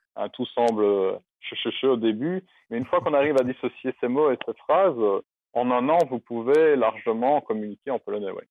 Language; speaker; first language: French; native; French